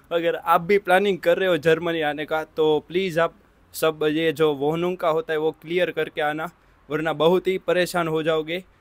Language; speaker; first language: Hindi; non-native, local second language; Gujarati